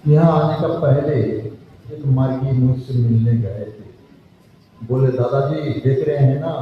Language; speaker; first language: Hindi; non-native, local second language; Bangla